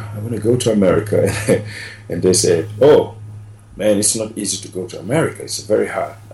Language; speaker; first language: English; non-native, fluent; Wolof